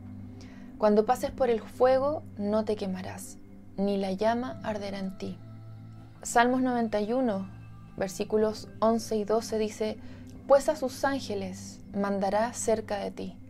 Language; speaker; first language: Spanish; native; Spanish